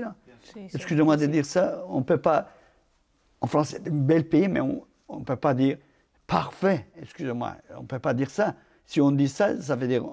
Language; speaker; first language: French; non-native, fluent; Turkish